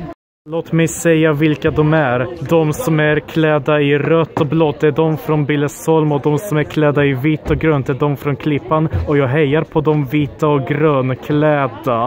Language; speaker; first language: Swedish; early bilingual, other home language; Polish